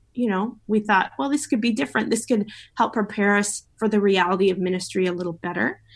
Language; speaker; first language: English; native; English